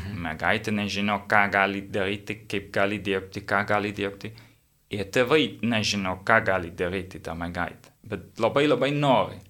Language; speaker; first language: Lithuanian; non-native, learner; English